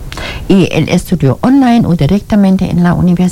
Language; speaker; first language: Spanish; non-native, learner; German